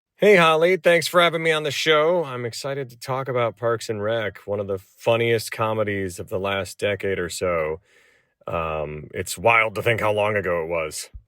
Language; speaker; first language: English; native; English